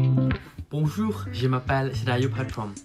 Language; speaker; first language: French; non-native, learner; Thai